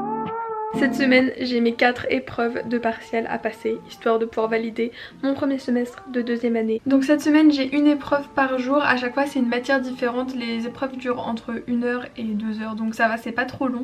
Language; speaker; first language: French; native; French